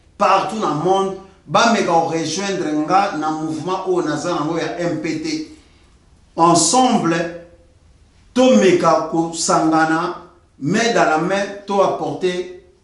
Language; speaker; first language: Lingala; native; Lingala